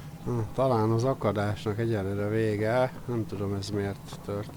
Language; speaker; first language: Hungarian; native; Hungarian